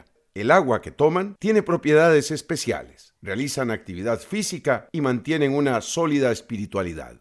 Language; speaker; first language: Spanish; native; Spanish